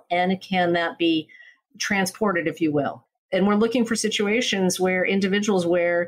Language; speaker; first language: English; native; English